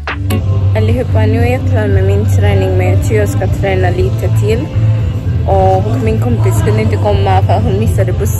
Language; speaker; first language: Swedish; non-native, fluent; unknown